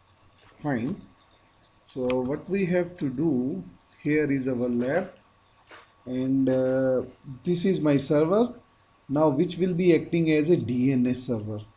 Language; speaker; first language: English; non-native, local second language; Hindi